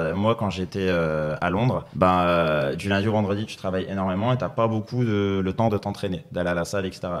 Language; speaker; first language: French; native; French